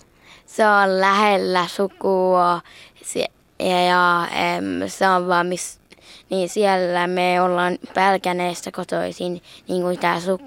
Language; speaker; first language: Finnish; early bilingual, heritage; Finnish